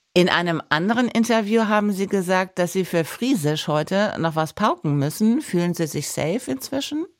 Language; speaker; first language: German; native; German